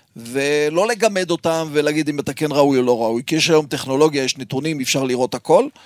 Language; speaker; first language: Hebrew; native; Hebrew